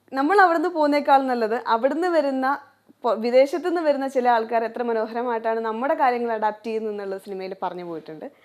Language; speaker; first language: Malayalam; native; Malayalam